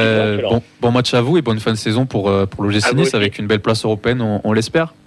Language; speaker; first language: French; native; French